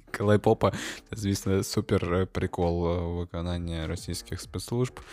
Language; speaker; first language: Ukrainian; non-native, local second language; Russian